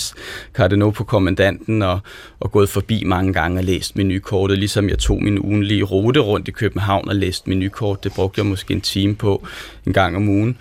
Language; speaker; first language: Danish; native; Danish